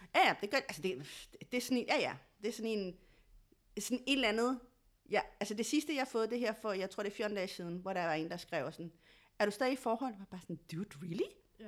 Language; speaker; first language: Danish; early bilingual, other home language; Spanish